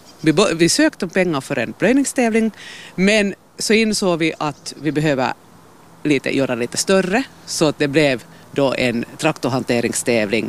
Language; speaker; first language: Swedish; native; Swedish